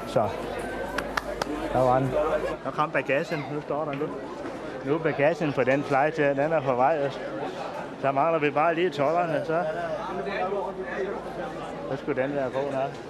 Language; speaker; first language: Danish; native; Danish